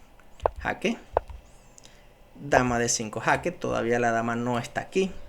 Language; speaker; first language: Spanish; native; Spanish